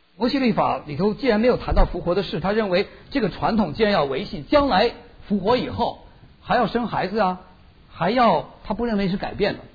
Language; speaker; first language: Chinese; native; Chinese